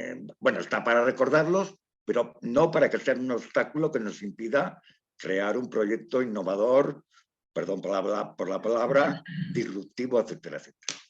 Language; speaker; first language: Spanish; native; Spanish